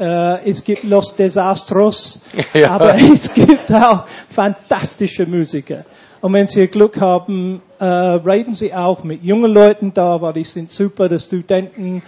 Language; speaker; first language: German; non-native, fluent; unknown